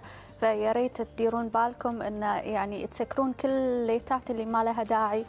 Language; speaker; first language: Arabic; native; Arabic